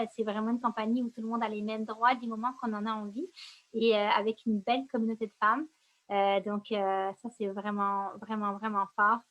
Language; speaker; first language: French; native; French